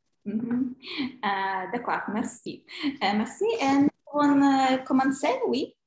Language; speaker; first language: French; non-native, learner; Ukrainian